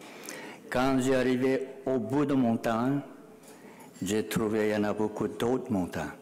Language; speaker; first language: French; non-native, learner; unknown